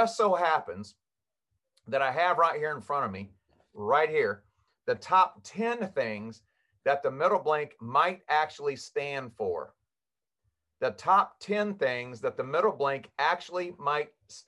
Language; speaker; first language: English; native; English